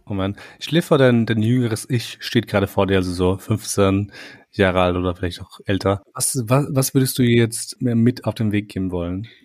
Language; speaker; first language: German; early bilingual, other home language; Albanian